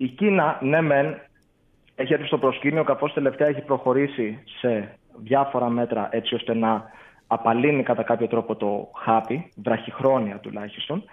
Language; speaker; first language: Greek; native; Greek